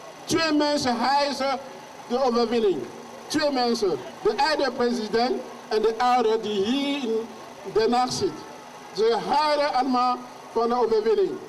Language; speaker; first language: Dutch; non-native, learner; French